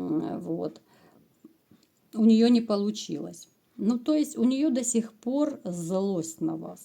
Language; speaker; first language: Russian; native; Russian